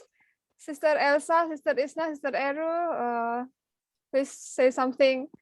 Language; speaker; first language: English; non-native, learner; Indonesian